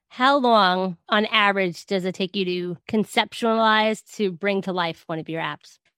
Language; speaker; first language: English; native; English